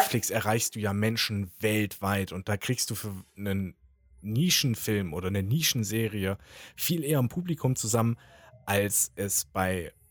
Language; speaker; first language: German; native; German